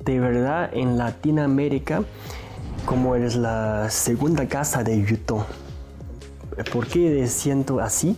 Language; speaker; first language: Spanish; non-native, learner; Chinese